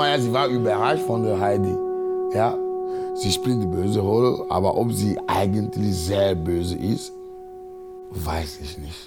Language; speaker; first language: German; non-native, fluent; Ewe